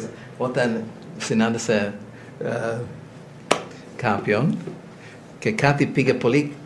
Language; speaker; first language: Greek; non-native, learner; English